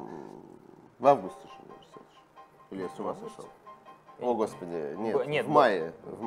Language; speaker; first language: Russian; native; Russian